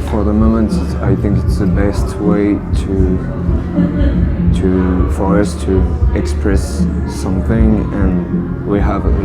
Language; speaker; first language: English; non-native, learner; French